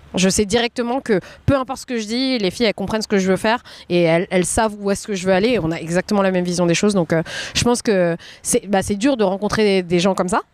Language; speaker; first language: French; native; French